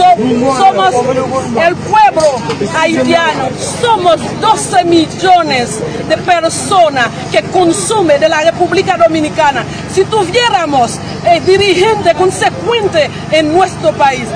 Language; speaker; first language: Spanish; non-native, fluent; Haitian Creole